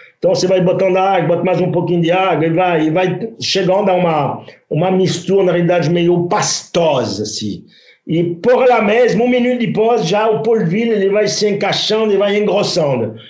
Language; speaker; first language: Portuguese; non-native, fluent; French